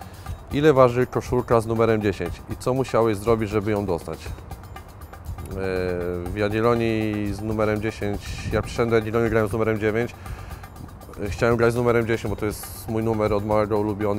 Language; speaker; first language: Polish; native; Polish